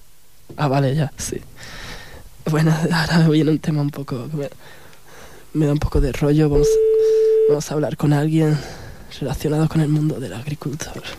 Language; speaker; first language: Spanish; native; Spanish